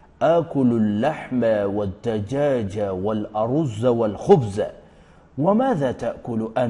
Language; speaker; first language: Arabic; non-native, fluent; Urdu